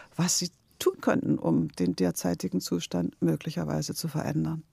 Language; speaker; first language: German; native; German